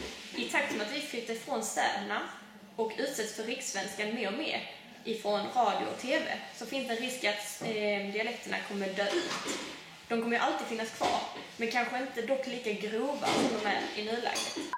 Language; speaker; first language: Swedish; native; Swedish